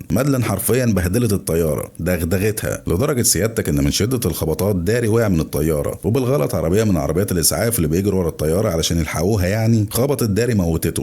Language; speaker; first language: Arabic; native; Arabic